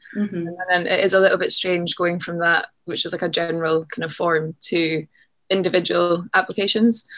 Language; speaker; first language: English; native; English